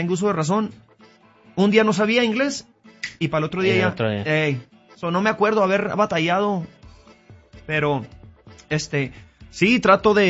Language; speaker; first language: Spanish; early bilingual, heritage; Spanish